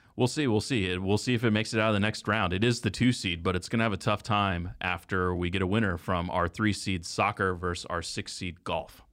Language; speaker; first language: English; native; English